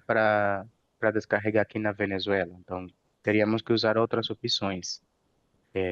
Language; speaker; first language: Portuguese; non-native, fluent; Spanish